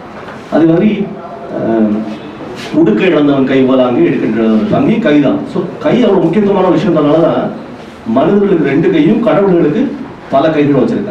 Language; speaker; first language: Tamil; native; Tamil